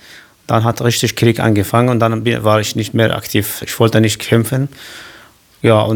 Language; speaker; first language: German; non-native, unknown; Kurdish